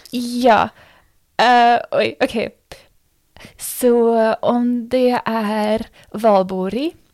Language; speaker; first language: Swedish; non-native, fluent; English